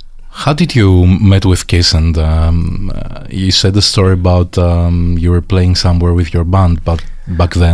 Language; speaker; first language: English; non-native, fluent; Greek